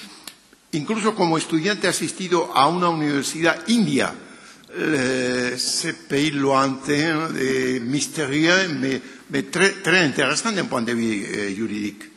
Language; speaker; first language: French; non-native, fluent; Spanish